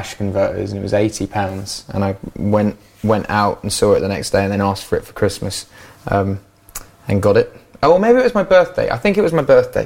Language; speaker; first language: English; native; English